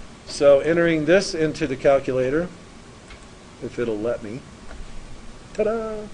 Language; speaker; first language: English; native; English